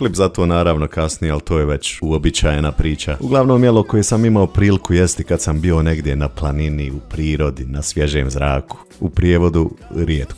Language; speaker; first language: Bosnian; native; Bosnian